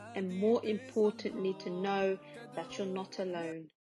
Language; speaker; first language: English; early bilingual, other home language; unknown